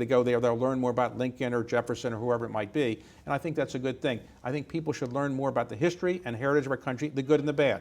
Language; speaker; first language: English; native; English